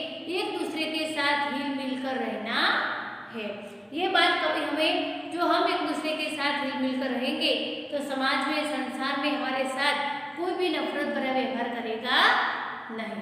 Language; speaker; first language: Hindi; non-native, local second language; Gujarati